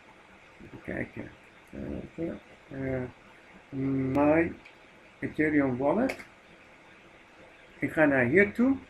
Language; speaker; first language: Dutch; non-native, fluent; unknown